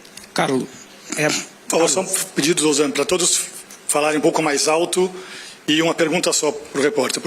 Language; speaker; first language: Portuguese; native; Portuguese